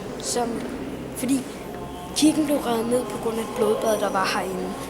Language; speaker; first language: Danish; native; Danish